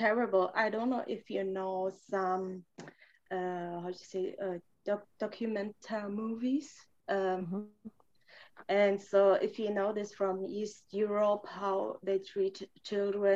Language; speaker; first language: English; non-native, fluent; German